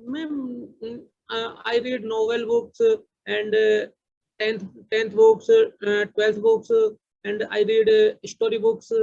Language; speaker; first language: English; non-native, learner; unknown